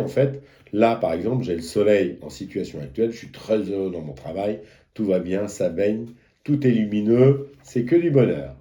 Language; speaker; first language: French; native; French